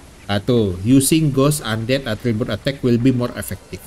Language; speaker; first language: English; non-native, learner; Indonesian